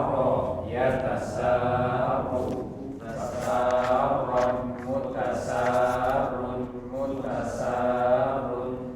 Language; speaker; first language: Arabic; non-native, learner; Indonesian